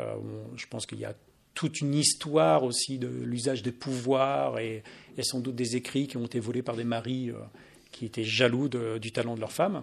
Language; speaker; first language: French; native; French